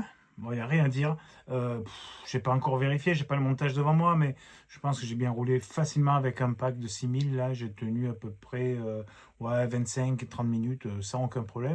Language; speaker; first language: French; native; French